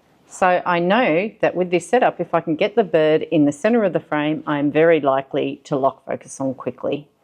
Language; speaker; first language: English; native; English